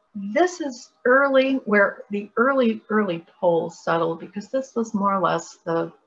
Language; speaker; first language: English; native; English